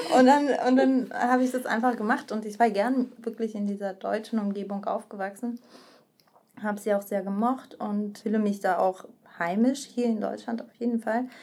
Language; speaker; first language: German; early bilingual, other home language; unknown